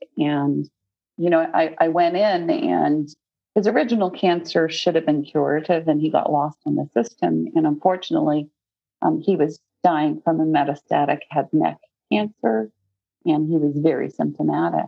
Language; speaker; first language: English; native; English